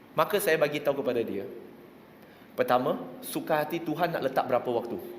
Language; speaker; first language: Malay; non-native, local second language; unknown